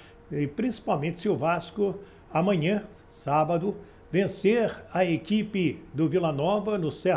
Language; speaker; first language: Portuguese; native; Portuguese